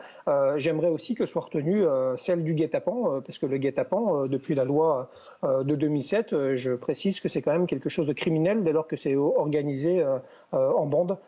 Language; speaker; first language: French; native; French